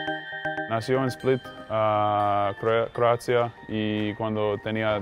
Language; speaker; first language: Spanish; non-native, fluent; Croatian